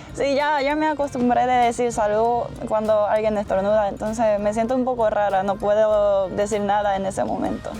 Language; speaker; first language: Spanish; non-native, fluent; Japanese